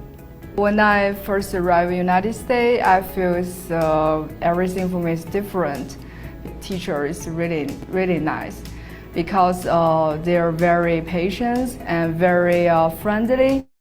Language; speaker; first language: English; non-native, learner; Chinese